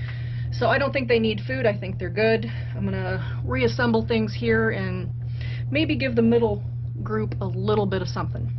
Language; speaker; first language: English; native; English